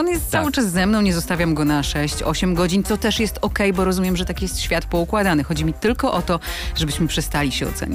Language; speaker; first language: Polish; native; Polish